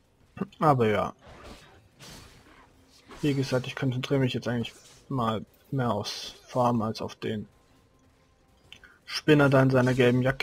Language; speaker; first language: German; native; German